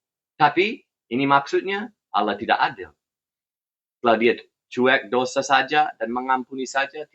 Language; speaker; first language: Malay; non-native, fluent; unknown